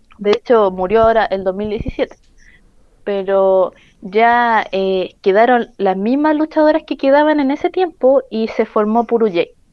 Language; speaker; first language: Spanish; native; Spanish